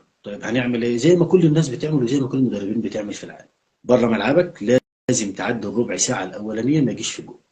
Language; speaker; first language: Arabic; native; Arabic